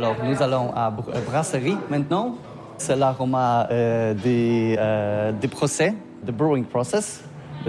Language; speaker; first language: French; non-native, learner; Polish